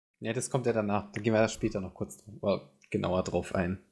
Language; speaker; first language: German; native; German